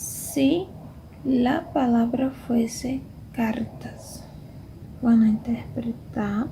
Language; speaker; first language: Spanish; non-native, fluent; Portuguese